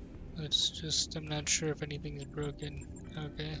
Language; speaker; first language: English; native; English